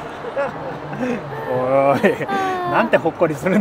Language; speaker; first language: Japanese; native; Japanese